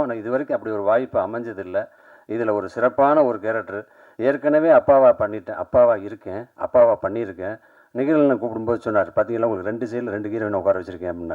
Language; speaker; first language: Tamil; native; Tamil